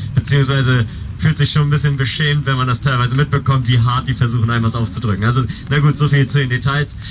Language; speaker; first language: German; native; German